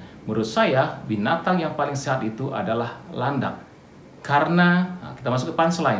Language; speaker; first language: Indonesian; native; Indonesian